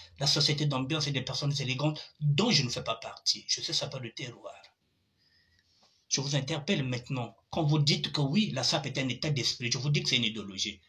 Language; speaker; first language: French; non-native, local second language; Lingala